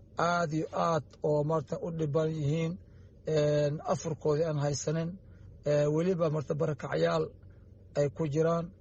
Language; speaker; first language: Somali; non-native, local second language; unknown